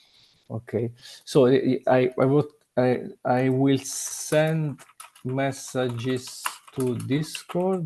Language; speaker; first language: English; non-native, learner; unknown